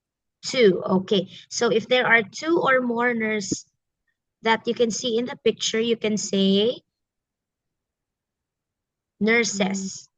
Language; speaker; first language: English; non-native, fluent; Filipino